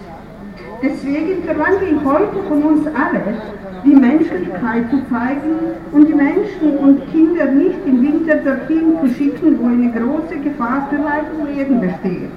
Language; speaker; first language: German; non-native, fluent; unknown